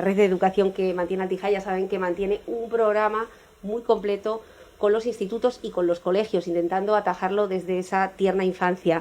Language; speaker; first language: Spanish; native; Spanish